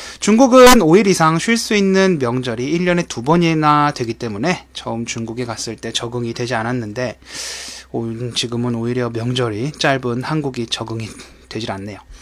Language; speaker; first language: Korean; native; Korean